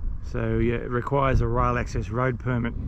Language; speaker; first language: English; native; English